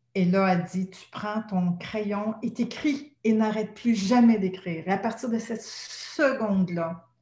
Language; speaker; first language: French; native; French